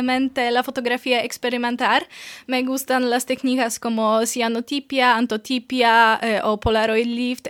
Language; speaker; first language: Spanish; non-native, fluent; Polish